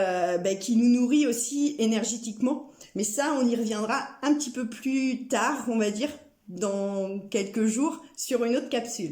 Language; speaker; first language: French; native; French